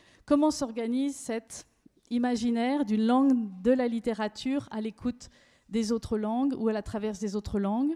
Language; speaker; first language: French; native; French